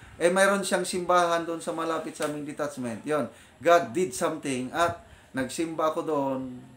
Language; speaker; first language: Filipino; non-native, local second language; Iloko